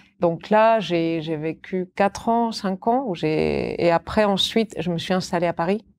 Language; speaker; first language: French; non-native, fluent; Catalan